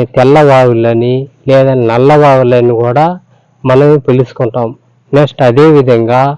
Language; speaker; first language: Telugu; non-native, local second language; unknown